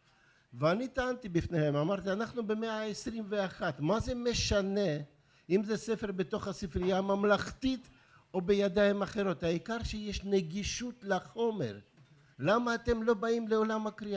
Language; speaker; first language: Hebrew; non-native, fluent; Russian